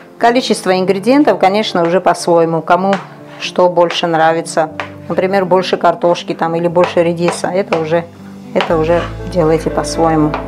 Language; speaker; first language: Russian; non-native, local second language; Georgian